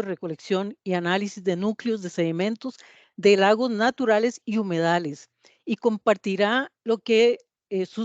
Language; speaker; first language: Spanish; native; Spanish